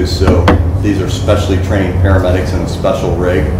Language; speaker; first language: English; native; English